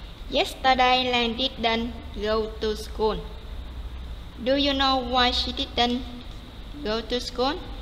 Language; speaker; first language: English; non-native, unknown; Vietnamese